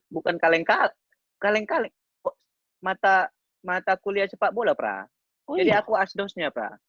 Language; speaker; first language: Indonesian; non-native, local second language; Batak Toba